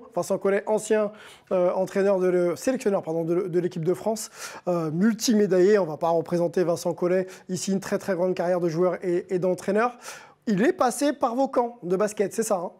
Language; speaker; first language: French; native; French